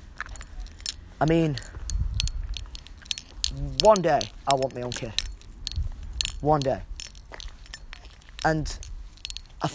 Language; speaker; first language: English; native; English